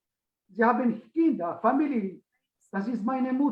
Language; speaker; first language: German; non-native, fluent; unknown